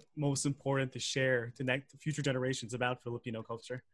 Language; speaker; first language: English; native; English